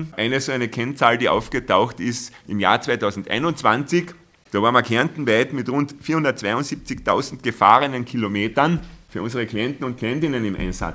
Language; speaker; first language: German; native; German